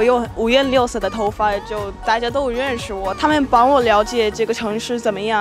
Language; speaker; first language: Chinese; non-native, learner; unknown